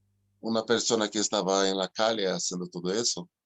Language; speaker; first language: Spanish; non-native, fluent; Portuguese